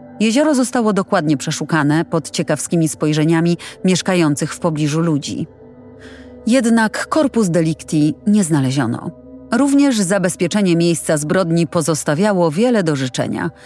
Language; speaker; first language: Polish; native; Polish